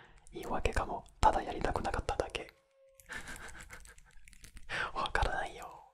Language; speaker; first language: Japanese; non-native, fluent; French